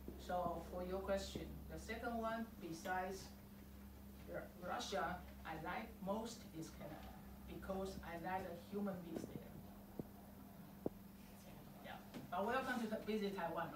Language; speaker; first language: English; non-native, fluent; Chinese